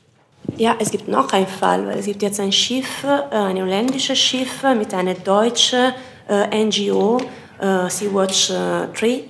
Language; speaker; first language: German; non-native, fluent; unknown